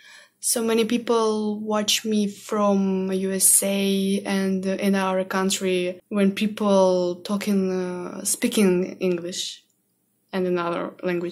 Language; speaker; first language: English; non-native, learner; Russian